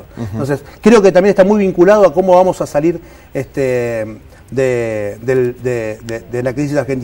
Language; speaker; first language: Spanish; native; Spanish